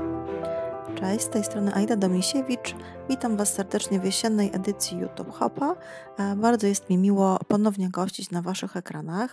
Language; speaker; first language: Polish; native; Polish